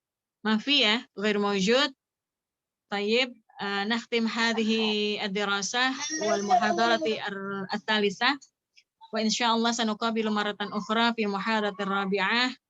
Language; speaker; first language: Arabic; non-native, learner; Indonesian